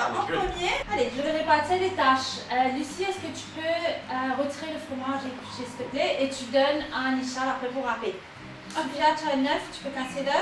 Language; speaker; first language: French; native; French